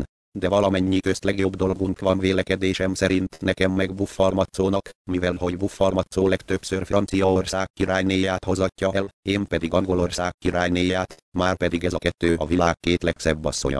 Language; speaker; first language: Hungarian; native; Hungarian